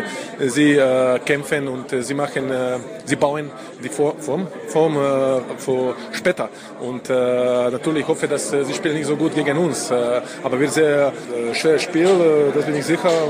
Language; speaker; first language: German; non-native, learner; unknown